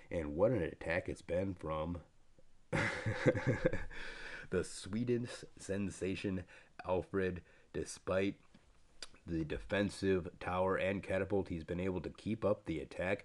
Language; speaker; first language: English; native; English